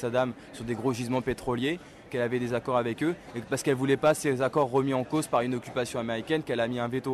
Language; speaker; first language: French; native; French